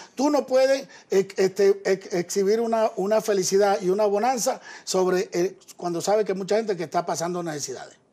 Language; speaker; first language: Spanish; native; Spanish